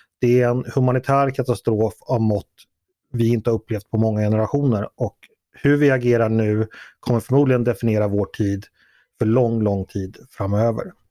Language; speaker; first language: Swedish; native; Swedish